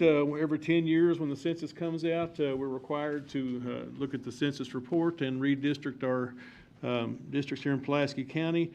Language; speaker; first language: English; native; English